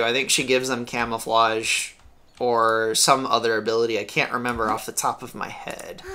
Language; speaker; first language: English; native; English